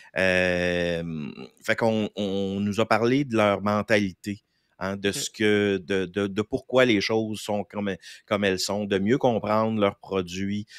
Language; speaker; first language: French; native; French